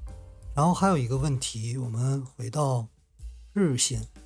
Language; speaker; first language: Chinese; native; Chinese